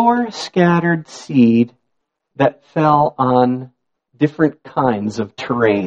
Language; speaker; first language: English; native; English